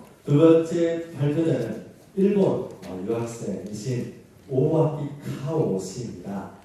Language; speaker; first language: Korean; native; Korean